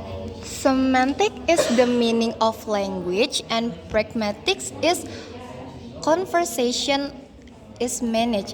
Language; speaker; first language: English; non-native, learner; Indonesian